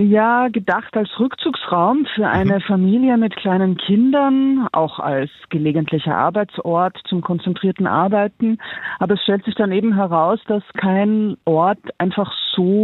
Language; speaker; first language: German; native; German